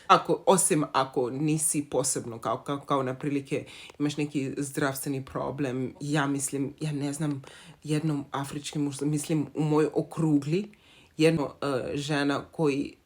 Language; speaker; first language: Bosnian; non-native, learner; Zulu